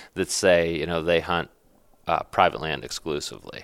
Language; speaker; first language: English; native; English